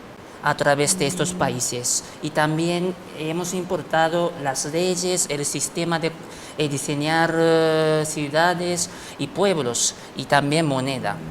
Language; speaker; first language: Spanish; non-native, fluent; Japanese